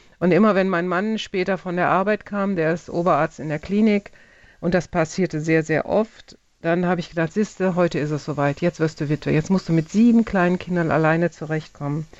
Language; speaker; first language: German; native; German